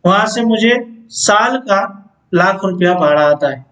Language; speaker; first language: Hindi; non-native, local second language; Gujarati